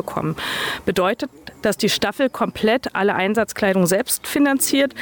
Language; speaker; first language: German; native; German